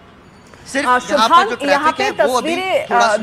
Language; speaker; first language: Hindi; native; Hindi